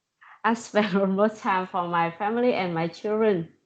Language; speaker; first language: English; non-native, learner; Vietnamese